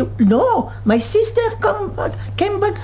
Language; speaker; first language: English; non-native, learner; French